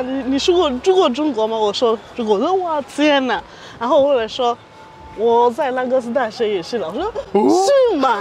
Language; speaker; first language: Chinese; non-native, fluent; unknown